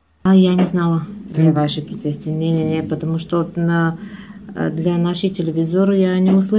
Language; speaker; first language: Russian; non-native, learner; Bulgarian